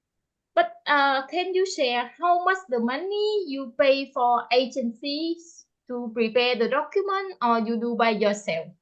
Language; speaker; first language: English; non-native, learner; Vietnamese